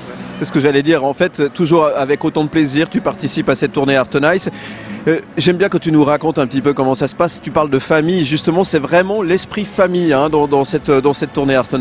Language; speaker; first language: French; native; French